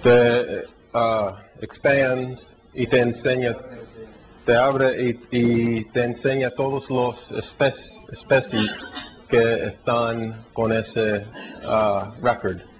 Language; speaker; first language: Spanish; early bilingual, heritage; Spanish